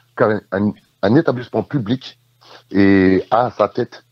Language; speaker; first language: French; native; French